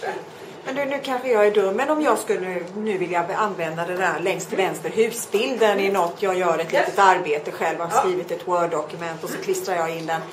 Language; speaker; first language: Swedish; native; Swedish